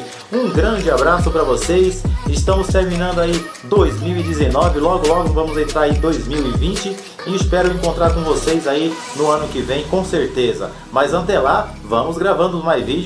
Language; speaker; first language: Portuguese; native; Portuguese